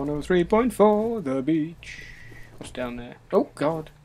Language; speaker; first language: English; native; English